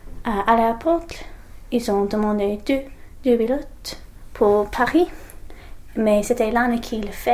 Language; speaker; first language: French; non-native, learner; English